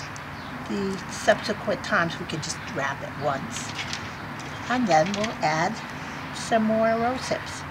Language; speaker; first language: English; native; English